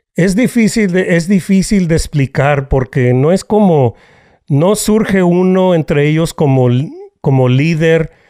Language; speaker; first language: Spanish; early bilingual, heritage; Spanish